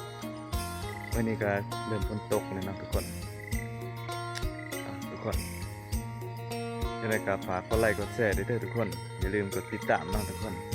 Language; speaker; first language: Thai; non-native, local second language; Northeastern Thai